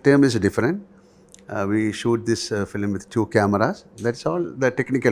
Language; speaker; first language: English; non-native, local second language; Malayalam